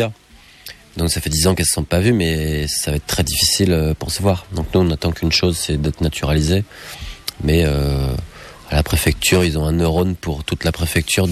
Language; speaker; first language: French; native; French